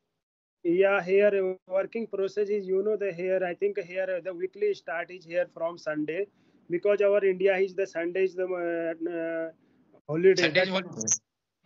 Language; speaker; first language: English; non-native, learner; Hindi